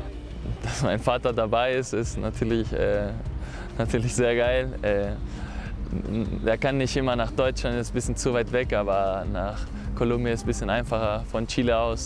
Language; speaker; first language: German; non-native, fluent; Spanish